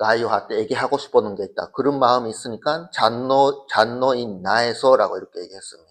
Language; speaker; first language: Korean; early bilingual, heritage; Korean